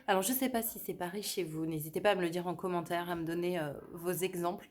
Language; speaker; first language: French; native; French